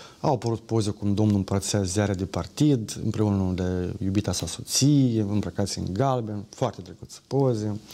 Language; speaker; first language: Romanian; native; Romanian